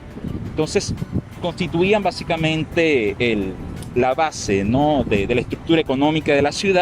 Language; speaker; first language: Spanish; native; Spanish